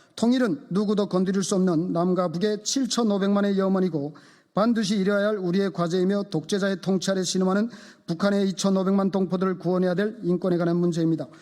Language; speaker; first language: Korean; native; Korean